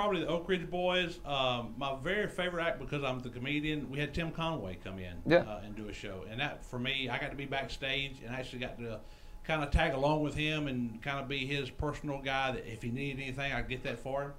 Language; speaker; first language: English; native; English